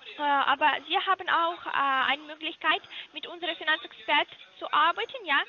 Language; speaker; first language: German; non-native, learner; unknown